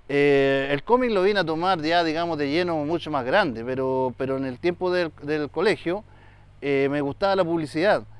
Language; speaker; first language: Spanish; native; Spanish